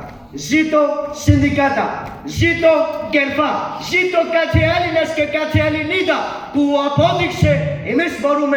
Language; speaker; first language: Greek; non-native, fluent; Urdu